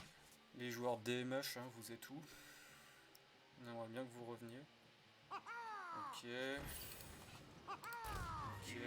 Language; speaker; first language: French; native; French